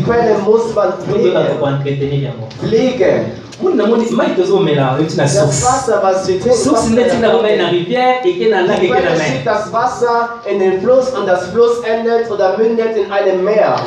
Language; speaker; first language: German; non-native, learner; French